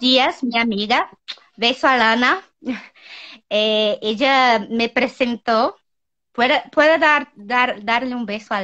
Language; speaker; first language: Spanish; non-native, learner; Portuguese